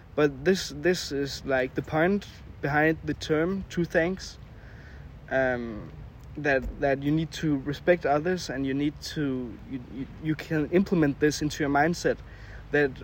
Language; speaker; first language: English; non-native, fluent; Danish